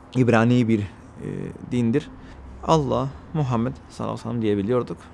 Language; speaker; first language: Turkish; non-native, fluent; Spanish